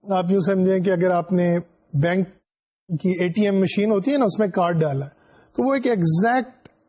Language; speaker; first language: Urdu; non-native, local second language; Punjabi